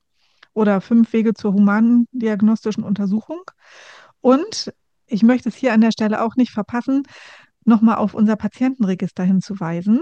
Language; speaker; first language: German; native; German